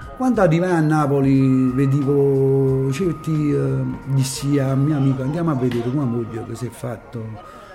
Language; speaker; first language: Italian; native; Italian